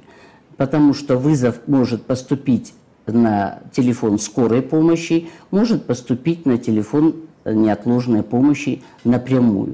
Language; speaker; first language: Russian; native; Russian